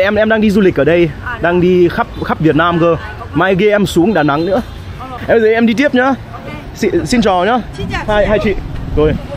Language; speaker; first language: Vietnamese; early bilingual, heritage; Vietnamese